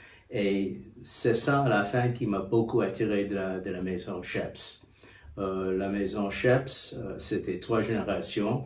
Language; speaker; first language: French; non-native, fluent; English